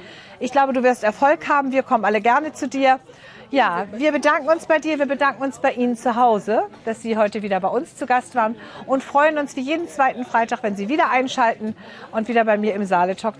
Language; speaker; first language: German; native; German